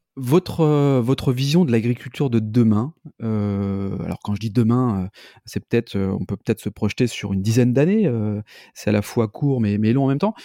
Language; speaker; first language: French; native; French